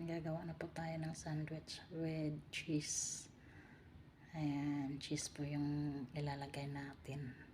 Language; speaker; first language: Filipino; native; Filipino